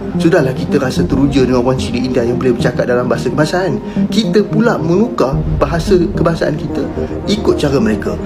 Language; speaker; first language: Malay; native; Malay